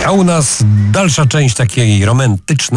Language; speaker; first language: Polish; native; Polish